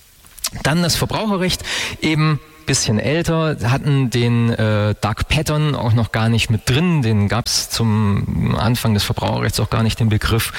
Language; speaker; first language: German; native; German